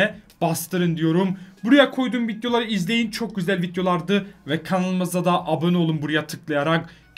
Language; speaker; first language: Turkish; native; Turkish